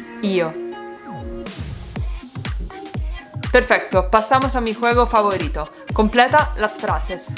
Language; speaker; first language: Spanish; non-native, fluent; Italian